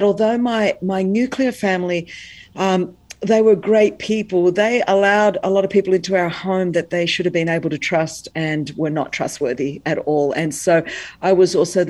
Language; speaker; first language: English; native; English